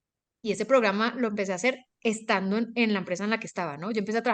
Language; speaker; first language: Spanish; native; Spanish